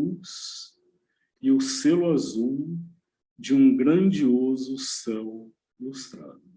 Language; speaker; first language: Portuguese; native; Portuguese